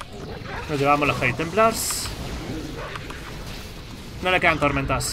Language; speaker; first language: Spanish; native; Spanish